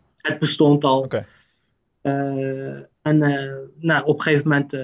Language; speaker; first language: Dutch; early bilingual, other home language; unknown